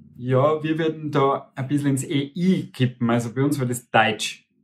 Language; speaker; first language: German; native; German